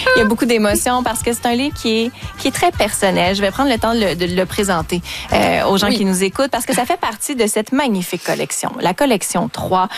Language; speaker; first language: French; native; French